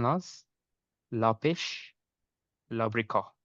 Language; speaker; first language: French; non-native, learner; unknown